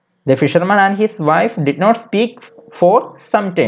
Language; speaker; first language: English; non-native, local second language; Malayalam